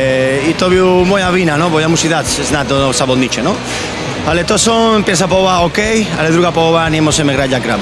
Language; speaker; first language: Polish; non-native, learner; Spanish